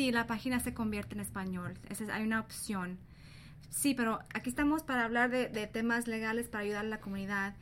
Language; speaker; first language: Spanish; early bilingual, heritage; English